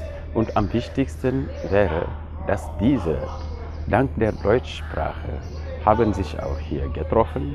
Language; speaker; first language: German; non-native, fluent; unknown